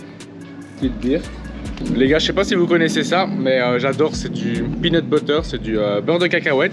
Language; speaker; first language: French; native; French